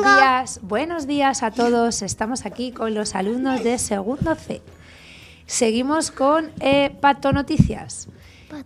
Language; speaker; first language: Spanish; native; Spanish